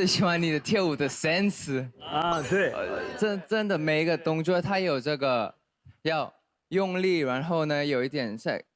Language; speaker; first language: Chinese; non-native, fluent; Thai